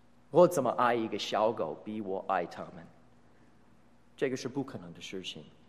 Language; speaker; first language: Chinese; non-native, fluent; English